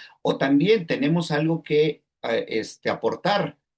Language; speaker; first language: Spanish; native; Spanish